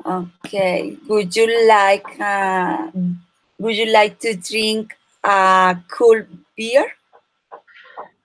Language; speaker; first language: English; non-native, learner; Spanish